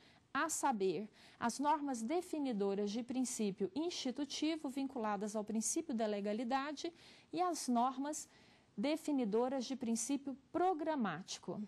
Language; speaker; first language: Portuguese; native; Portuguese